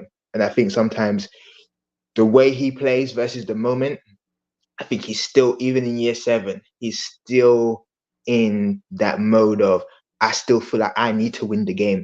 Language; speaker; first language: English; native; English